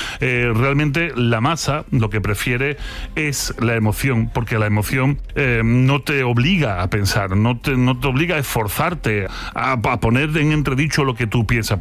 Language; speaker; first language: Spanish; native; Spanish